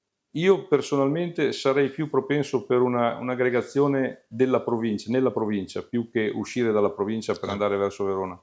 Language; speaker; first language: Italian; native; Italian